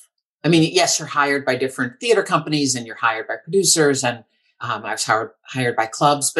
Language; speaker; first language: English; native; English